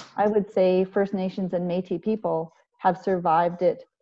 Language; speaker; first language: English; native; English